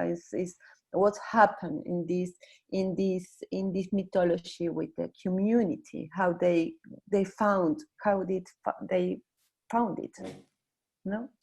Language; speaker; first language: English; non-native, learner; Spanish